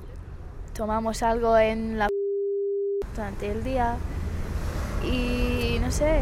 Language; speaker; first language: Spanish; non-native, fluent; English